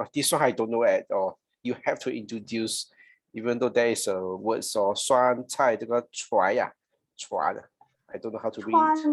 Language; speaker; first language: English; non-native, local second language; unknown